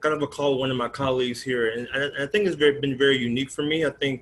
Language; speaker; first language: English; native; English